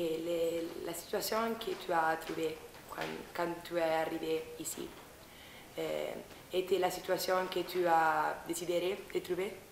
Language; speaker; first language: French; non-native, learner; Spanish